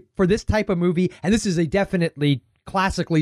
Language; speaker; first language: English; native; English